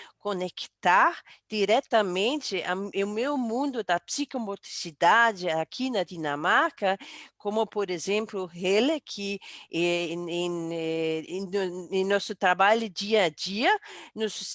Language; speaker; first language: Portuguese; non-native, fluent; Danish